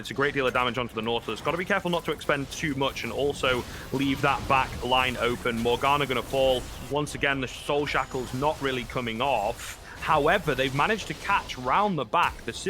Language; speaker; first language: English; native; English